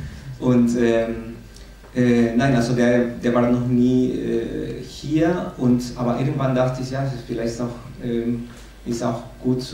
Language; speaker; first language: German; non-native, fluent; Spanish